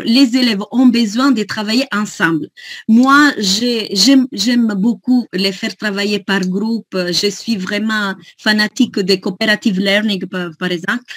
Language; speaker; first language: French; non-native, fluent; Italian